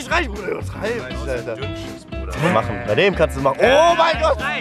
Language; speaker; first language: German; native; German